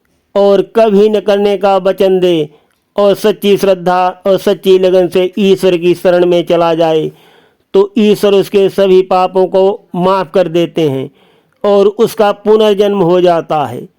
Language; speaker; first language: Hindi; native; Hindi